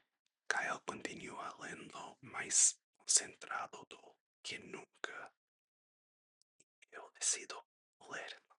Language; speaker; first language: Portuguese; non-native, learner; English